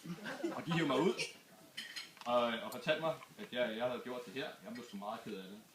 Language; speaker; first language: Danish; native; Danish